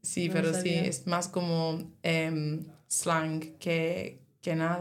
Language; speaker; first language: Spanish; non-native, learner; English